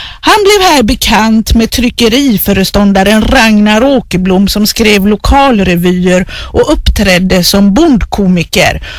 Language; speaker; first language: Swedish; native; Swedish